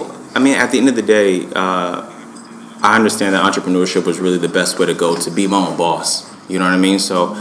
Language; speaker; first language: English; native; English